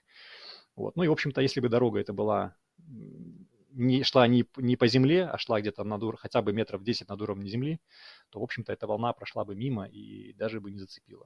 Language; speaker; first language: Russian; native; Russian